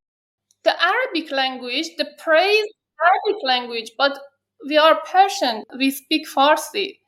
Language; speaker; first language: English; non-native, learner; Persian